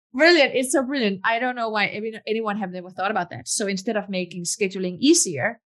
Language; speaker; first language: English; non-native, fluent; Danish